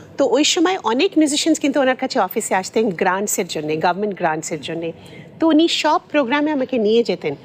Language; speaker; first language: Bangla; non-native, local second language; Tamil